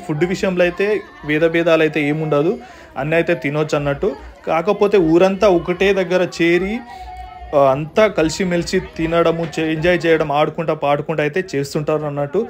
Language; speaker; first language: Telugu; non-native, local second language; Lambadi